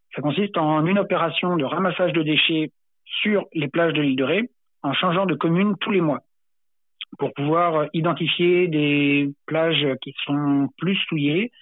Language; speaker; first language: French; native; French